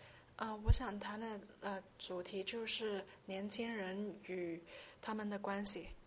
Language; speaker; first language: Chinese; early bilingual, heritage; Chinese